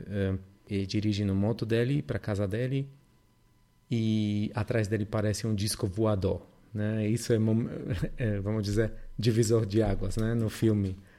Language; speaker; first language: Portuguese; non-native, fluent; Polish